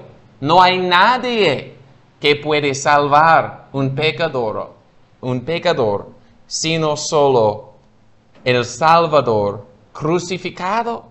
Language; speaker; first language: Spanish; non-native, fluent; English